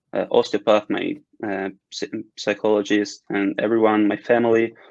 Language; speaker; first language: English; non-native, fluent; Italian